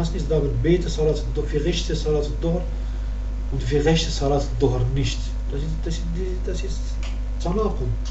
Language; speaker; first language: German; non-native, learner; Arabic